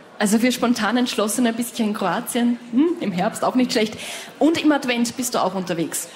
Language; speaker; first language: German; native; German